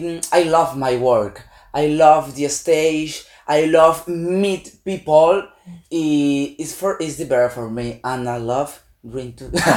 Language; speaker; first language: English; non-native, learner; Spanish